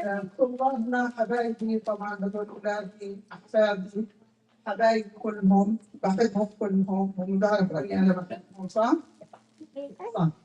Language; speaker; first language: Arabic; native; Arabic